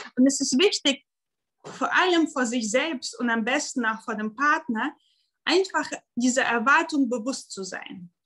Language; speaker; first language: German; non-native, fluent; Russian